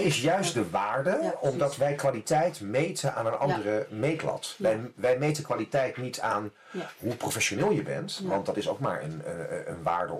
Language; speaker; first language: Dutch; native; Dutch